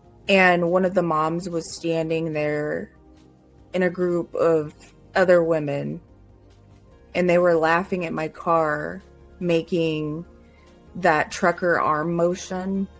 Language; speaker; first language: English; native; English